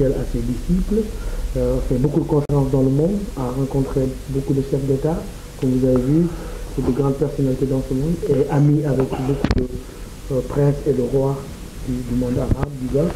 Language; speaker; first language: French; non-native, local second language; Wolof